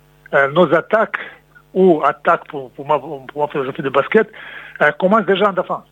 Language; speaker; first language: French; non-native, fluent; Serbian